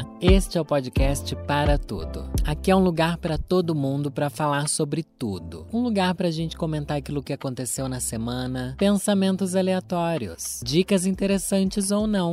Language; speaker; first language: Portuguese; native; Portuguese